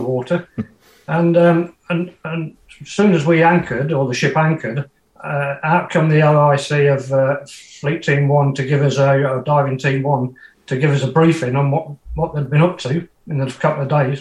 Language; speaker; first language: English; native; English